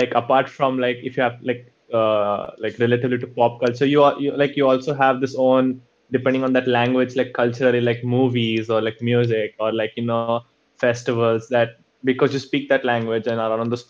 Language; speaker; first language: English; native; English